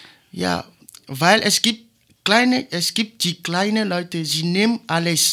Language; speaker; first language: German; non-native, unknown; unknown